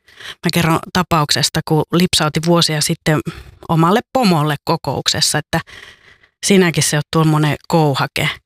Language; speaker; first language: Finnish; native; Finnish